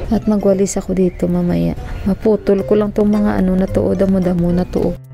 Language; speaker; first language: Filipino; native; Filipino